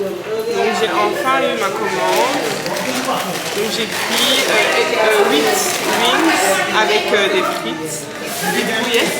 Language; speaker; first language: French; native; French